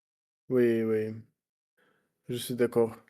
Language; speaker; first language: French; non-native, learner; Russian